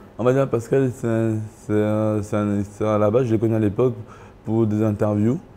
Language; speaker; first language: French; early bilingual, other home language; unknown